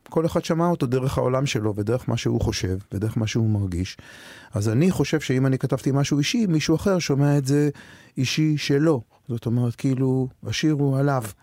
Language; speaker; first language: Hebrew; native; Hebrew